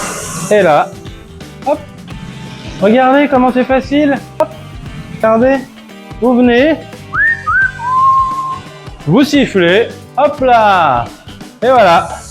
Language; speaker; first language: French; native; French